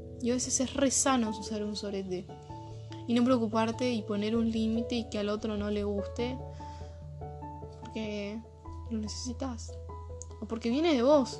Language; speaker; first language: Spanish; native; Spanish